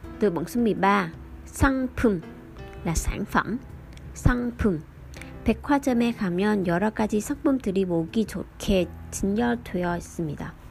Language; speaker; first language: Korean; non-native, fluent; Vietnamese